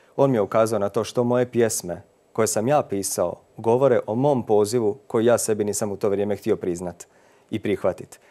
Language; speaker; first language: Croatian; native; Croatian